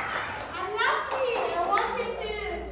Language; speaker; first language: English; non-native, local second language; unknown